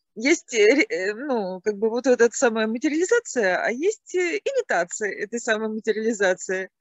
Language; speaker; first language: Russian; native; Russian